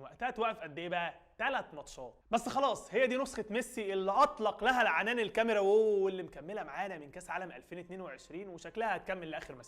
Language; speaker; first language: Arabic; native; Arabic